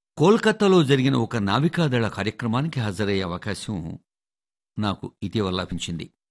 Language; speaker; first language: Telugu; native; Telugu